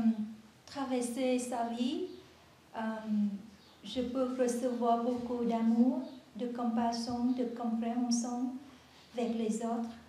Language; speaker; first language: French; non-native, learner; Vietnamese